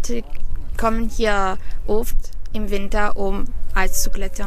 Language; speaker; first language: German; non-native, fluent; Italian